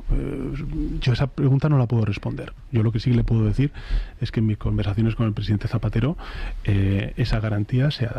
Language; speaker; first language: Spanish; native; Spanish